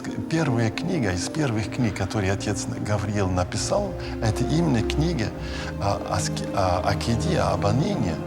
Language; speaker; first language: Russian; non-native, fluent; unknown